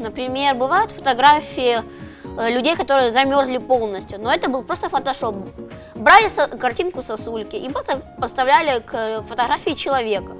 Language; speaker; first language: Russian; native; Russian